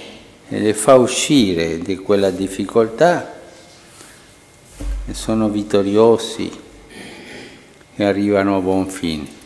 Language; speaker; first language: Italian; non-native, fluent; Spanish